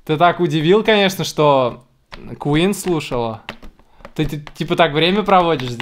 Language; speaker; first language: Russian; native; Russian